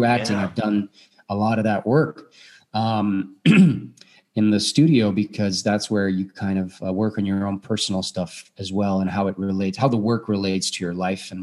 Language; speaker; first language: English; non-native, fluent; Bulgarian